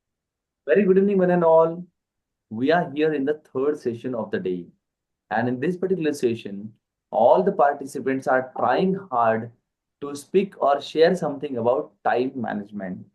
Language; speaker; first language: English; non-native, local second language; Marathi